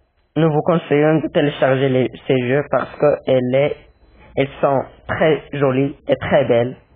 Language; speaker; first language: French; non-native, learner; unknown